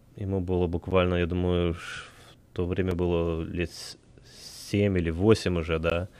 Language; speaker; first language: Russian; native; Russian